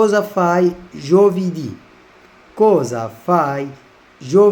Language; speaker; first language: Italian; non-native, learner; Arabic